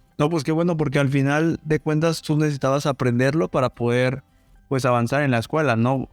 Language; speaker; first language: Spanish; native; Spanish